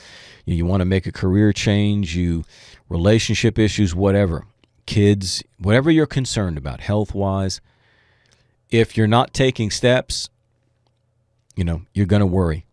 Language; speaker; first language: English; native; English